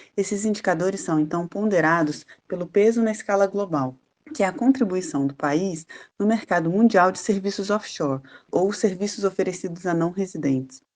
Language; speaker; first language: Portuguese; native; Portuguese